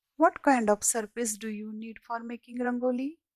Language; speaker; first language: English; non-native, local second language; Marathi